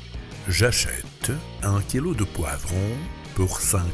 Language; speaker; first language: French; non-native, fluent; Russian